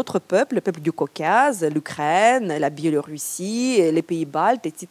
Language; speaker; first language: French; non-native, fluent; Ukrainian